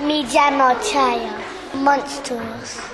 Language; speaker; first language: Spanish; non-native, learner; English